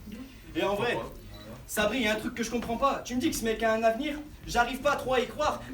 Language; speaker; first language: French; native; French